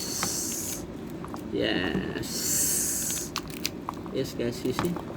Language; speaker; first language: English; non-native, learner; Filipino